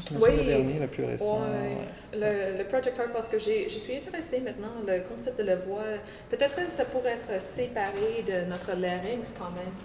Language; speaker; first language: French; non-native, local second language; English